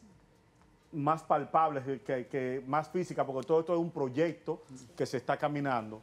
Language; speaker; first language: Spanish; native; Spanish